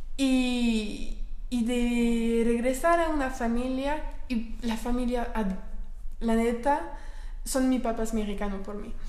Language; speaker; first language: Spanish; non-native, learner; French